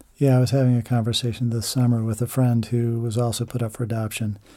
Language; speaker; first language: English; native; English